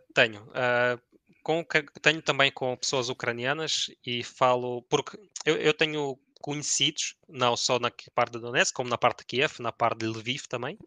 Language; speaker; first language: Portuguese; early bilingual, other home language; Ukrainian